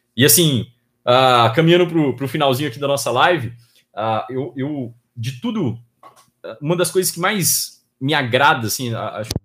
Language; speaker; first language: Portuguese; native; Portuguese